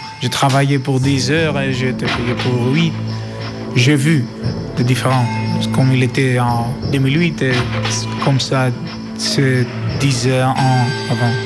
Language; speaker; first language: French; non-native, learner; Greek